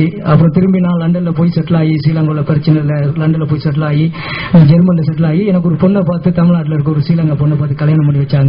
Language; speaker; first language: Tamil; native; Tamil